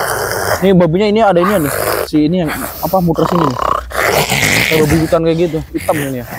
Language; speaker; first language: Indonesian; non-native, local second language; Sundanese